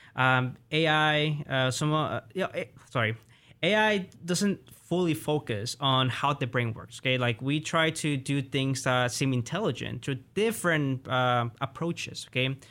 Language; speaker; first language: English; early bilingual, other home language; Spanish